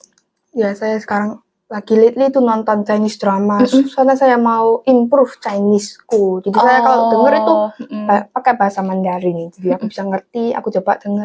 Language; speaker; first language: Indonesian; non-native, local second language; English